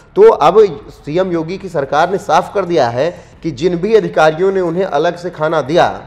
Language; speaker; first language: Hindi; native; Hindi